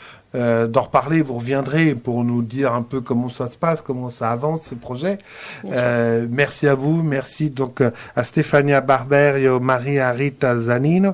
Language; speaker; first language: French; native; French